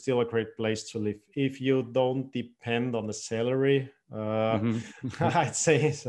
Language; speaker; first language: English; non-native, fluent; German